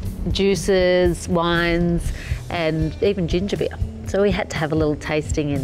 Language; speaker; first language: English; native; English